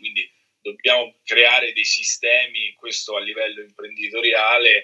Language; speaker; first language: Italian; native; Italian